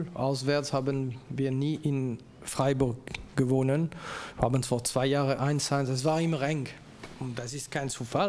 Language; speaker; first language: German; non-native, local second language; French